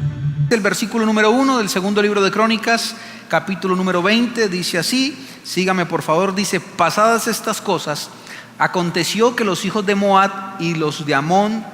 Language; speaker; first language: Spanish; native; Spanish